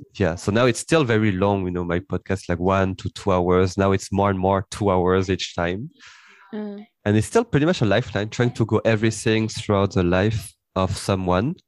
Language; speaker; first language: English; early bilingual, heritage; French